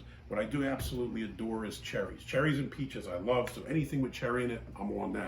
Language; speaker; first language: English; native; English